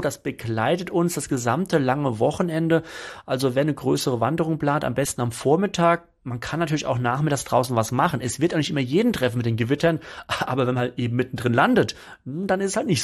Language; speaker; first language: German; native; German